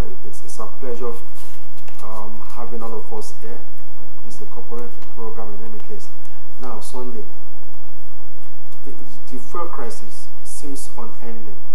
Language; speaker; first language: English; non-native, local second language; Yoruba